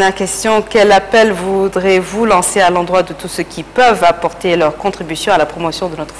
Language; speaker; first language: French; non-native, local second language; Arabic